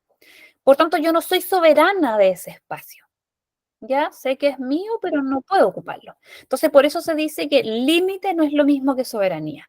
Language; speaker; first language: Spanish; native; Spanish